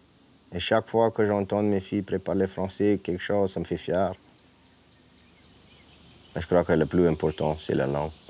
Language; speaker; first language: French; non-native, local second language; English